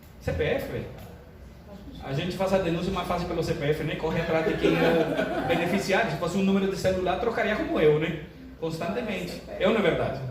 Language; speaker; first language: Portuguese; non-native, fluent; Spanish